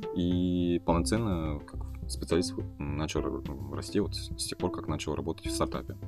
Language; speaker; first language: Russian; non-native, fluent; Kazakh